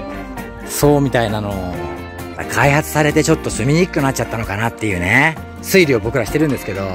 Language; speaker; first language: Japanese; native; Japanese